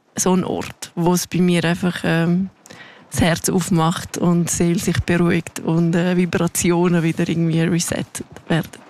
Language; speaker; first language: German; non-native, local second language; Romansh